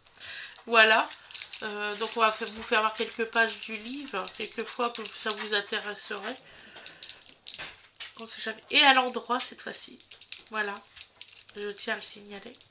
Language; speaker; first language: French; native; French